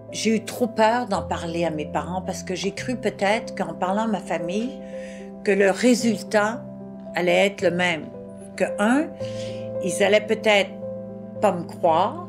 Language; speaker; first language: French; native; French